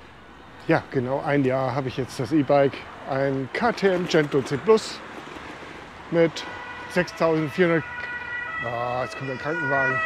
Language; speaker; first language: German; native; German